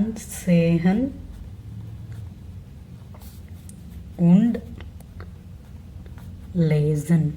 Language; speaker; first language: German; non-native, learner; Tamil